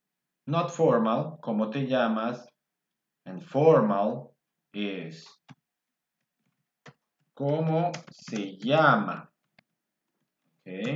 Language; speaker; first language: Spanish; non-native, fluent; English